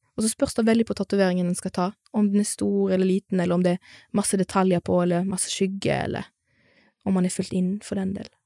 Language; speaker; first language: Norwegian; native; Norwegian